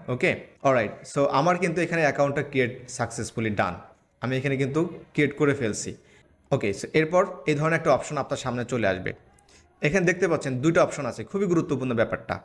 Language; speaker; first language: Bangla; native; Bangla